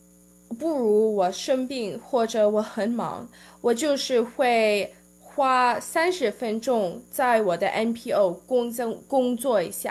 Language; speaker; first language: Chinese; early bilingual, heritage; Chinese